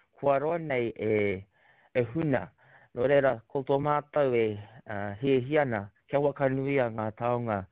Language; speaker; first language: Māori; native; Māori